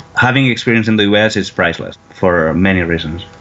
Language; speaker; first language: English; non-native, fluent; Spanish